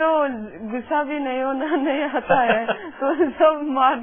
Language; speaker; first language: Hindi; non-native, local second language; Manipuri